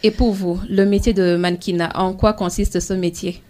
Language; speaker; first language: French; non-native, local second language; Rundi